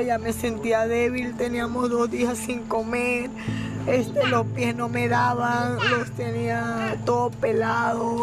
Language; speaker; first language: Spanish; native; Spanish